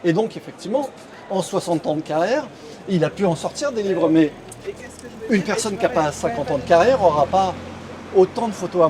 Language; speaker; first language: French; native; French